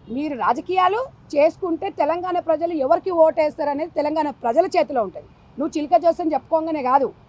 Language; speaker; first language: Telugu; native; Telugu